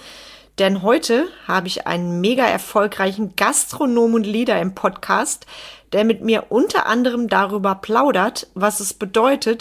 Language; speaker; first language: German; native; German